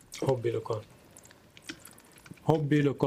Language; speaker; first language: Swedish; non-native, local second language; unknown